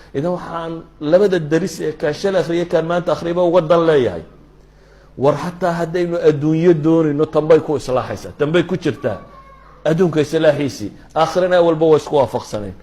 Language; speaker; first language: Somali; native; Somali